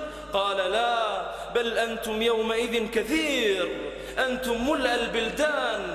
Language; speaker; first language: Arabic; non-native, learner; Pashto